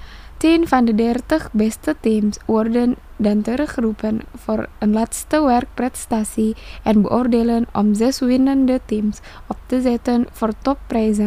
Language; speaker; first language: Dutch; non-native, fluent; Indonesian